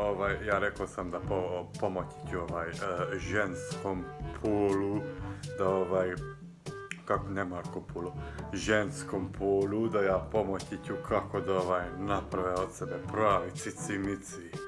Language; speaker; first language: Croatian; non-native, local second language; Hungarian